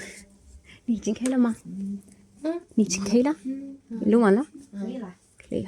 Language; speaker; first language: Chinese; non-native, fluent; Urdu